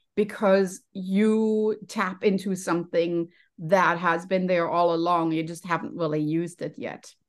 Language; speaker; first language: English; non-native, fluent; German